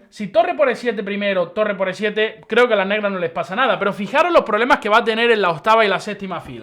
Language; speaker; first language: Spanish; native; Spanish